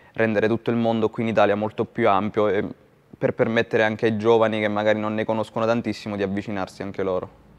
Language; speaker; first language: Italian; native; Italian